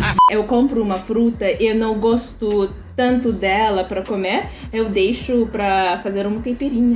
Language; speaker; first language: Portuguese; non-native, fluent; Russian